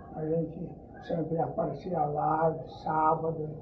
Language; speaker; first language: Portuguese; non-native, fluent; Ukrainian